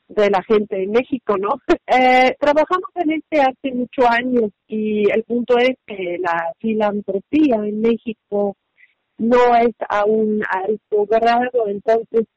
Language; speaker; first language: Spanish; non-native, fluent; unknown